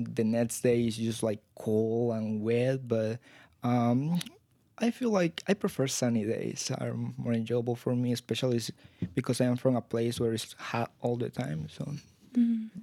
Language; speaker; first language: English; non-native, fluent; Spanish